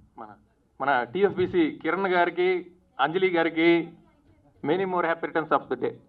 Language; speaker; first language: Telugu; native; Telugu